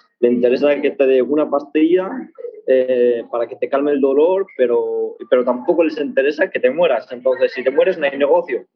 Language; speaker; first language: Spanish; early bilingual, other home language; Arabic